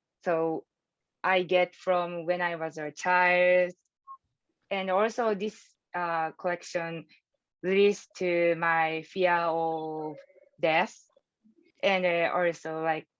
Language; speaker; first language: English; non-native, learner; Japanese